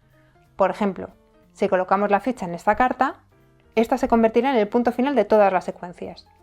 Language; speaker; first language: Spanish; native; Spanish